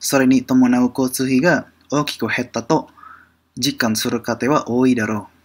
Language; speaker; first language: Japanese; non-native, fluent; Indonesian